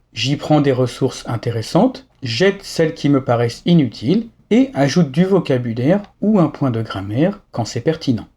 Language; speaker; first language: French; native; French